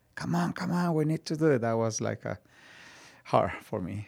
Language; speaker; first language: English; non-native, learner; Spanish